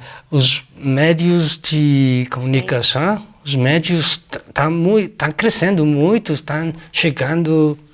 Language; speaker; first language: Portuguese; non-native, fluent; Spanish